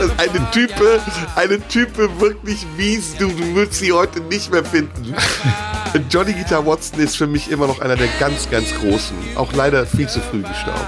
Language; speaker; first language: German; native; German